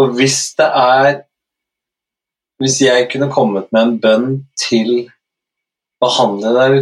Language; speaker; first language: Norwegian; native; Norwegian